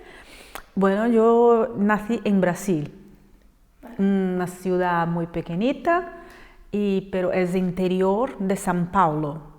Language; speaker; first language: Spanish; non-native, fluent; Portuguese